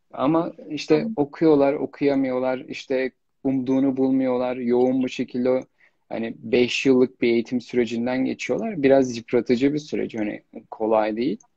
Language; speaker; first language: Turkish; native; Turkish